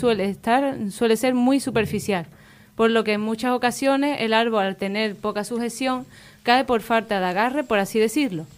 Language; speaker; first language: Spanish; native; Spanish